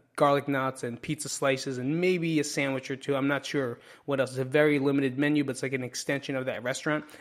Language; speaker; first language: English; early bilingual, other home language; Filipino